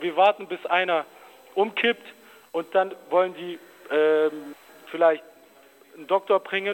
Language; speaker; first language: German; early bilingual, other home language; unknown